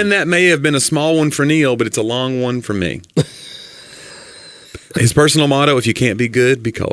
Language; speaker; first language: English; native; English